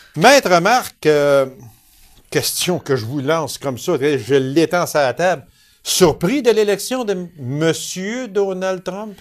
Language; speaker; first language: French; native; French